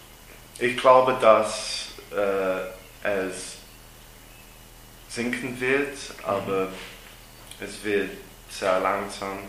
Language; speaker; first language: German; non-native, learner; English